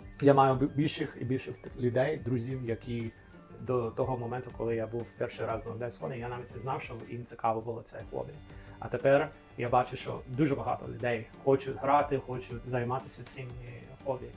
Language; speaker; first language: Ukrainian; non-native, fluent; English